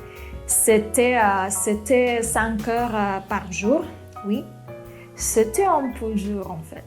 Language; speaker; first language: French; non-native, fluent; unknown